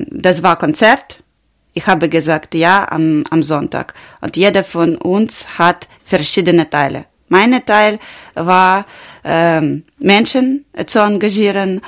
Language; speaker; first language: German; non-native, learner; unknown